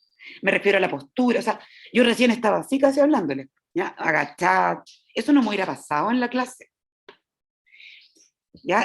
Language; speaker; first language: Spanish; native; Spanish